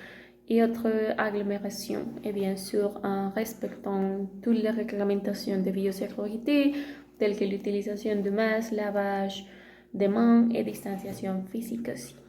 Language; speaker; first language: French; non-native, learner; Spanish